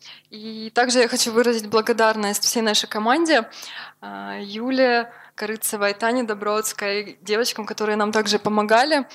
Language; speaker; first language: Russian; native; Russian